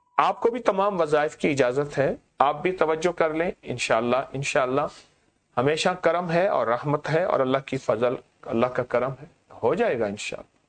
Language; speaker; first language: Urdu; native; Urdu